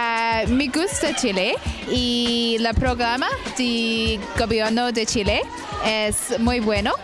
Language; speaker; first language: Spanish; non-native, learner; English